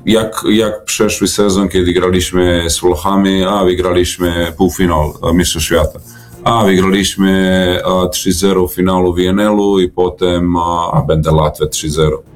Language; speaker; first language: Polish; non-native, learner; Serbian